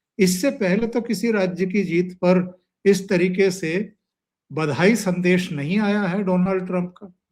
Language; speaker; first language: Hindi; native; Hindi